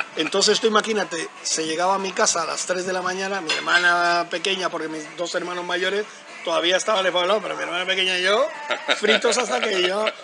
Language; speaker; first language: Spanish; native; Spanish